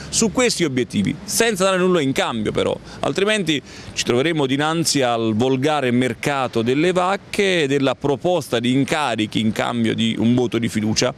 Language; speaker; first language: Italian; native; Italian